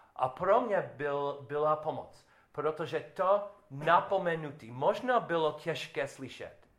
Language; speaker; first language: Czech; non-native, learner; English